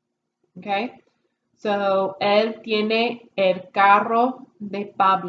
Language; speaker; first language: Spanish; non-native, fluent; English